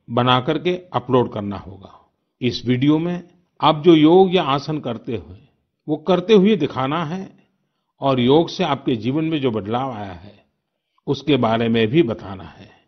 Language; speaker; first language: Hindi; non-native, local second language; Gujarati